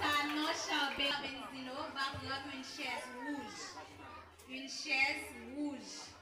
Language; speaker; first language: French; non-native, local second language; Haitian Creole